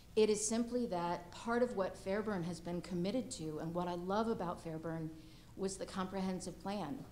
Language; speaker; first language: English; native; English